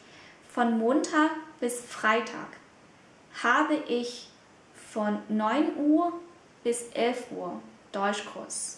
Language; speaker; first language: German; non-native, fluent; Vietnamese